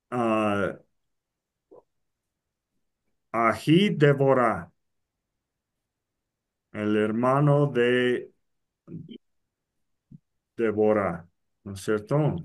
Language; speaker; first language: Spanish; non-native, fluent; English